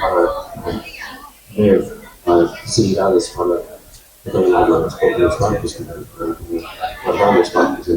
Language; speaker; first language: Spanish; non-native, learner; English